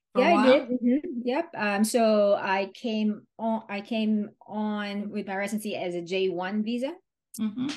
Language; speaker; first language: English; non-native, local second language; Filipino